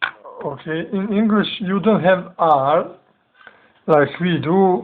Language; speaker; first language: English; non-native, learner; Bosnian